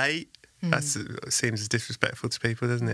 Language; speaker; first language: English; native; English